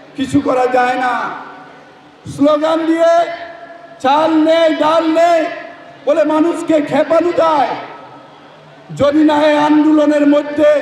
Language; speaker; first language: Bangla; non-native, learner; Assamese